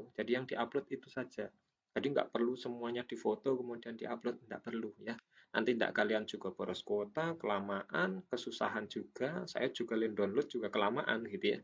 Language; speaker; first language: Indonesian; native; Indonesian